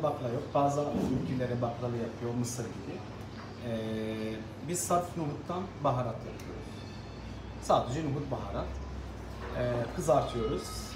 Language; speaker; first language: Turkish; non-native, fluent; Arabic